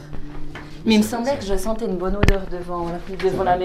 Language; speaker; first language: French; native; French